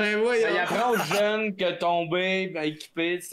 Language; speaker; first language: French; native; French